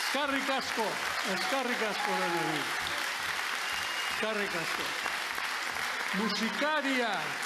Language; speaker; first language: Basque; non-native, local second language; Spanish